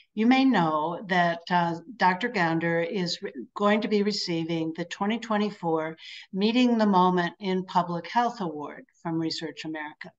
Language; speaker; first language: English; native; English